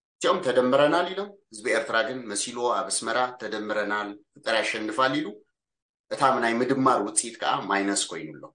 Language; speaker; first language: Tigrinya; early bilingual, heritage; Tigrinya